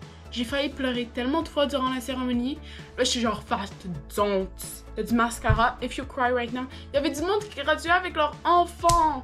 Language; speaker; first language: French; native; French